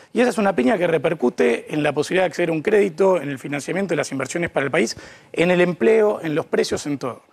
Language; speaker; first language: Spanish; native; Spanish